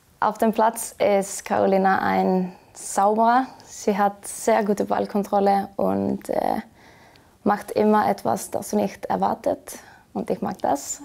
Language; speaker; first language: German; non-native, fluent; Icelandic